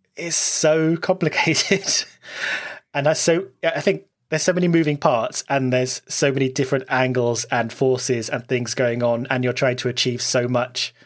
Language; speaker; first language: English; native; English